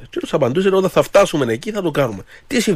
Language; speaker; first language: Greek; native; Greek